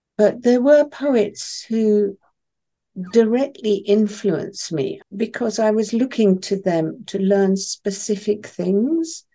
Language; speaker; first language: English; non-native, local second language; Persian